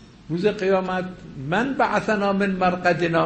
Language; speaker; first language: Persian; native; Persian